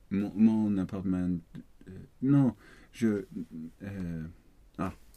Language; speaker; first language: French; non-native, learner; Swedish